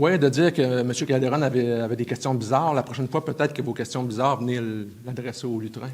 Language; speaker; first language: French; native; French